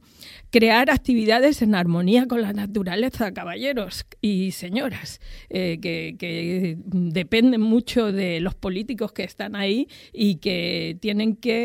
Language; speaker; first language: Spanish; native; Spanish